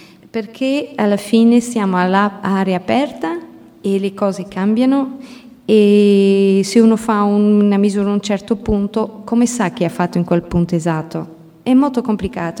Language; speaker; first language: Italian; non-native, fluent; Portuguese